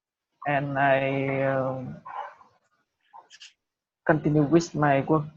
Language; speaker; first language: English; non-native, learner; Vietnamese